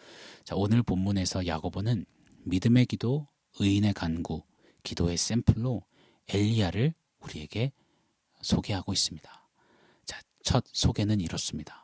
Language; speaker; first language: Korean; native; Korean